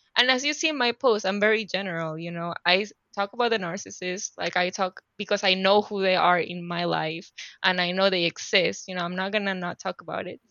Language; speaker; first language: English; non-native, fluent; Spanish